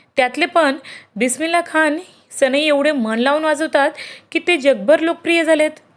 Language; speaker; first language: Marathi; native; Marathi